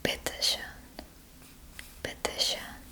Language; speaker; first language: German; non-native, fluent; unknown